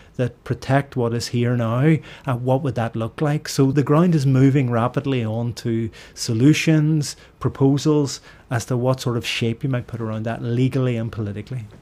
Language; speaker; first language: English; native; English